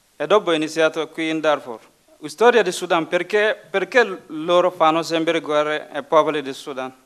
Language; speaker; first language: Italian; non-native, learner; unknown